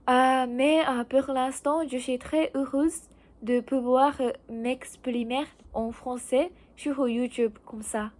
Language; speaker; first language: French; non-native, learner; Japanese